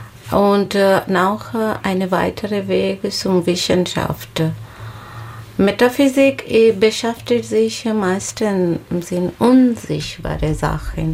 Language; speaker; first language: German; non-native, learner; Bangla